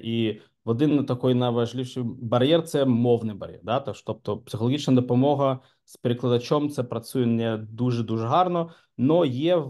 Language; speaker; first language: Ukrainian; non-native, local second language; Russian